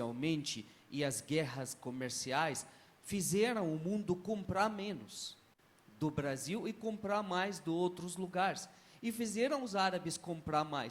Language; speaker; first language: Portuguese; non-native, fluent; Arabic